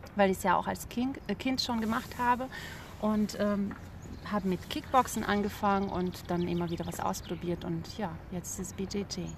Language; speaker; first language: German; early bilingual, other home language; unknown